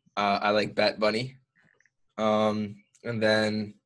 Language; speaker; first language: English; early bilingual, other home language; Spanish